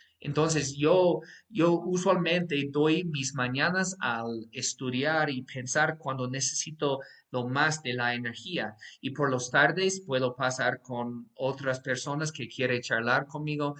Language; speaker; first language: Spanish; non-native, fluent; English